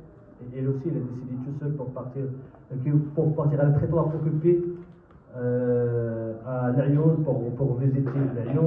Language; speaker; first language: French; non-native, learner; Arabic